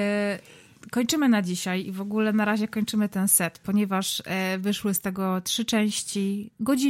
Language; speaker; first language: Polish; native; Polish